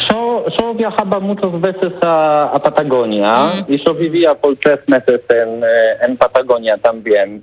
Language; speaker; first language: Spanish; non-native, learner; Polish